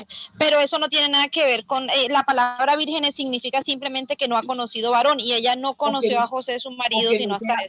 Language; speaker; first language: Spanish; native; Spanish